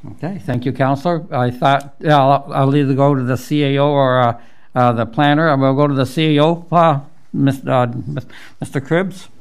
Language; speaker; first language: English; native; English